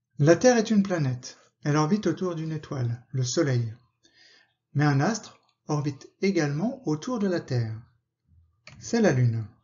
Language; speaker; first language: French; native; French